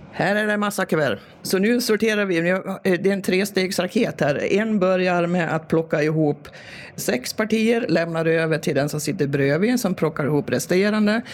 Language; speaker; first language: Swedish; native; Swedish